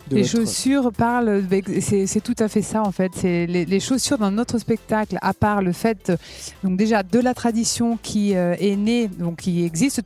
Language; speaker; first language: French; native; French